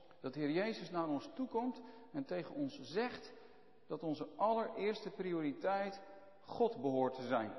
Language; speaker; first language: Dutch; native; Dutch